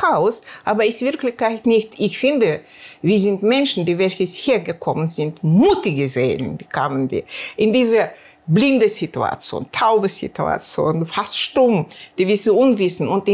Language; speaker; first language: German; non-native, learner; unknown